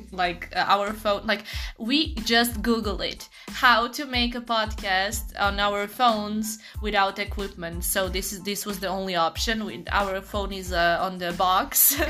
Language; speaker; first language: English; non-native, fluent; Serbian